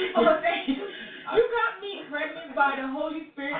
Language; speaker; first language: English; non-native, fluent; Spanish